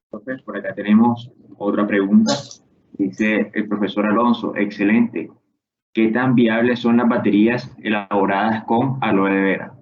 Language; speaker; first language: Spanish; native; Spanish